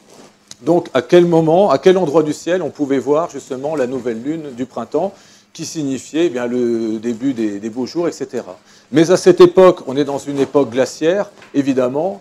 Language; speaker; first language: French; native; French